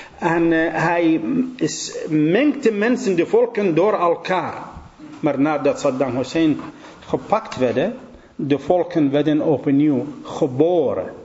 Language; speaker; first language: Dutch; non-native, fluent; Assyrian Neo-Aramaic